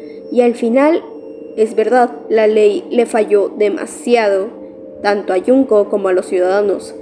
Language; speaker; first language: Spanish; native; Spanish